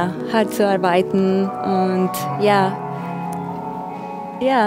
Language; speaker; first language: German; non-native, learner; Spanish